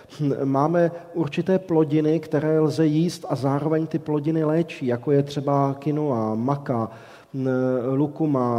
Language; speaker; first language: Czech; native; Czech